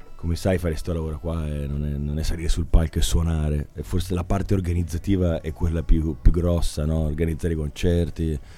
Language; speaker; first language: Italian; native; Italian